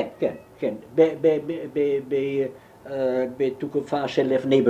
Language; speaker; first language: Hebrew; non-native, fluent; German